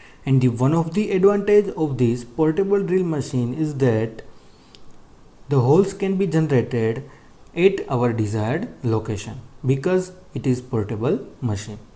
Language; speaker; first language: English; non-native, local second language; Gujarati